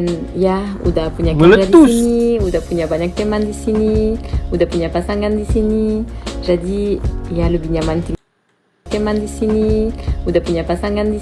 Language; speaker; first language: Indonesian; non-native, fluent; French